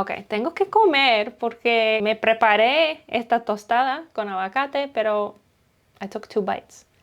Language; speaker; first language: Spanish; non-native, learner; English